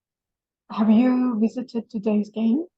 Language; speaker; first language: English; non-native, fluent; Russian